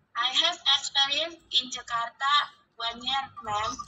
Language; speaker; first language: English; non-native, learner; Indonesian